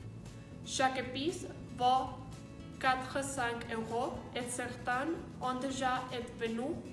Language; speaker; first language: French; non-native, learner; Spanish